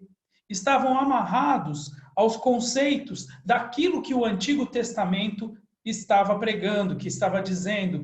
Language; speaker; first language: Portuguese; native; Portuguese